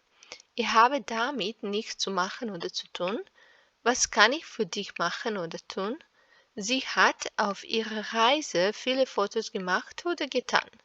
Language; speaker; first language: German; non-native, fluent; Serbian